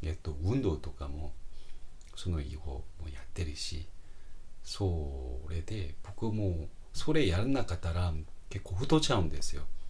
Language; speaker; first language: Japanese; non-native, fluent; Korean